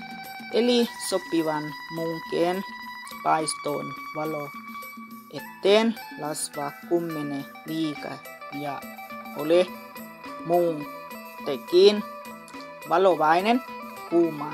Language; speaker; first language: Finnish; non-native, learner; Northeastern Thai